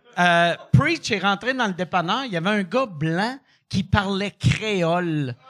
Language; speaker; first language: French; native; French